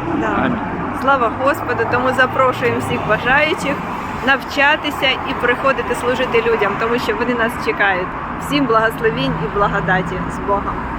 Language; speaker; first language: Ukrainian; native; Ukrainian